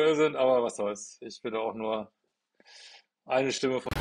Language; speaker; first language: German; native; German